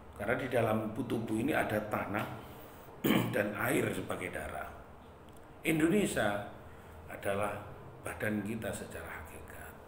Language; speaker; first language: Indonesian; native; Indonesian